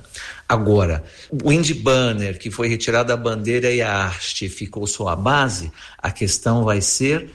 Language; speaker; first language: Portuguese; native; Portuguese